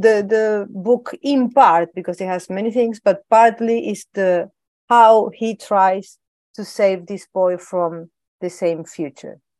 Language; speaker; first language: English; non-native, fluent; Spanish